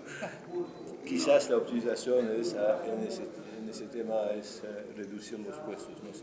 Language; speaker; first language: Spanish; non-native, fluent; French